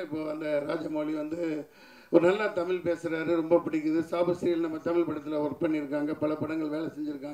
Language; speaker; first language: Tamil; native; Tamil